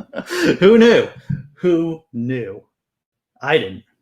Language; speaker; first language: English; native; English